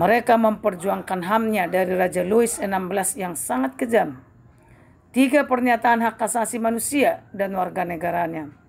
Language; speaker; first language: Indonesian; native; Indonesian